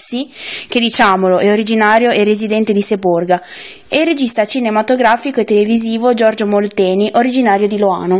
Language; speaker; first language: Italian; native; Italian